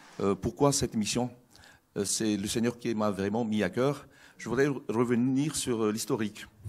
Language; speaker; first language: French; non-native, local second language; Malagasy